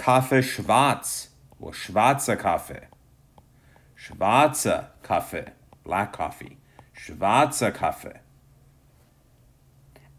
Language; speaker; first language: German; non-native, fluent; English